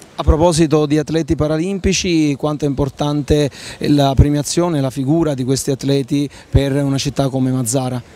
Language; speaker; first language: Italian; native; Italian